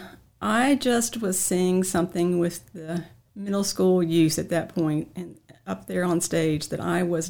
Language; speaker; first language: English; native; English